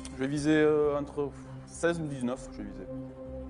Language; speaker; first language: French; native; French